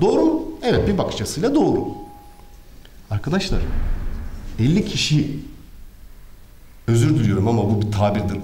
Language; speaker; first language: Turkish; native; Turkish